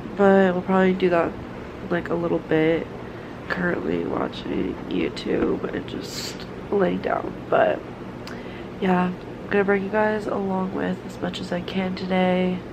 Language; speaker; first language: English; native; English